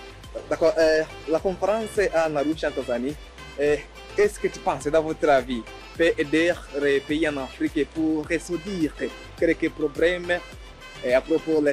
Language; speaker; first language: French; non-native, learner; Swahili